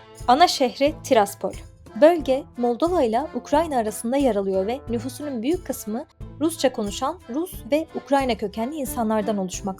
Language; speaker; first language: Turkish; native; Turkish